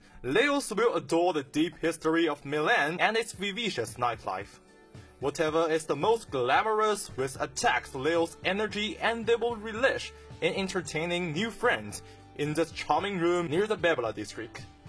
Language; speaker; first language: English; non-native, learner; Chinese